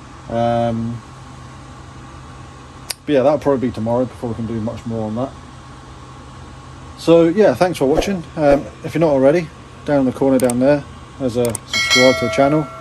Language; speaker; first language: English; native; English